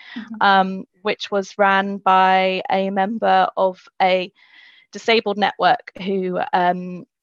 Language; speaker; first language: English; native; English